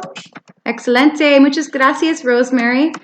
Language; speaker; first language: Spanish; non-native, fluent; English